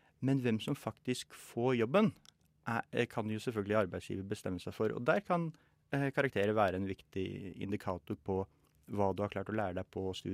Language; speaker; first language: Norwegian; native; Norwegian